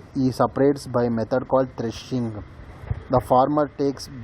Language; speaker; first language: English; non-native, local second language; Kannada